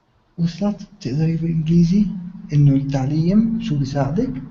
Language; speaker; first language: Arabic; native; Arabic